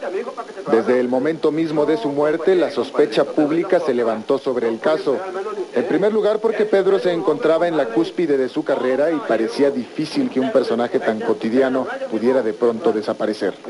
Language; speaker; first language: Spanish; native; Spanish